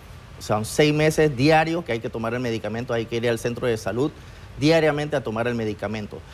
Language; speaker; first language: Spanish; native; Spanish